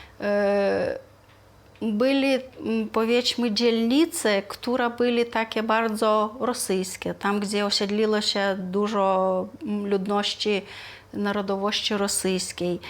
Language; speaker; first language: Polish; non-native, fluent; Lithuanian